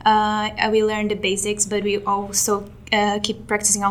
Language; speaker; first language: English; non-native, fluent; Portuguese